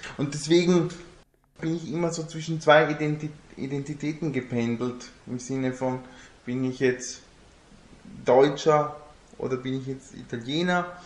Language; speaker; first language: German; non-native, fluent; Italian